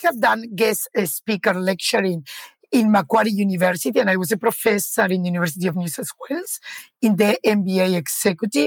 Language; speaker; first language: English; non-native, fluent; Spanish